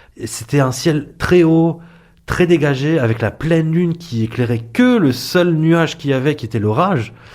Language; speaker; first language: French; early bilingual, other home language; Arabic